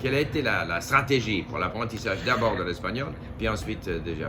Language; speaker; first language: French; non-native, fluent; English